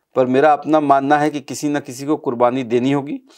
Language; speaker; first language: Hindi; native; Hindi